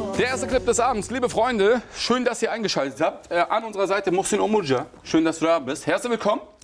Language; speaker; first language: German; early bilingual, other home language; Turkish